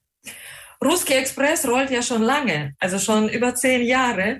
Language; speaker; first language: German; non-native, fluent; Russian